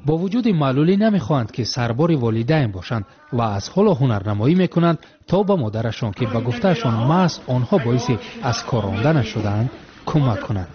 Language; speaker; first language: Tajik; native; Tajik